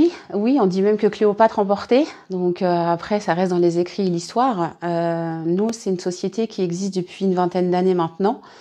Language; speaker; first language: French; native; French